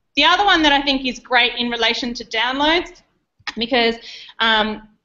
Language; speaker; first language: English; native; English